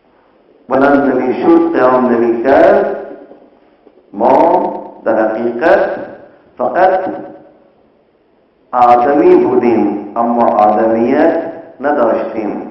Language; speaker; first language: Persian; non-native, fluent; Urdu